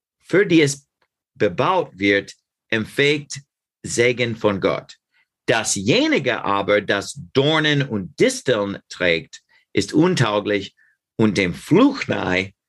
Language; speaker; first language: German; non-native, learner; English